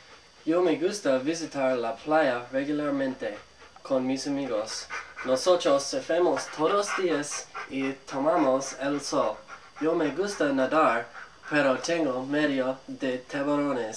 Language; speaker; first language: Spanish; non-native, learner; English